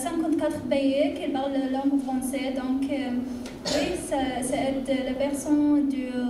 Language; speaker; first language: French; non-native, learner; Arabic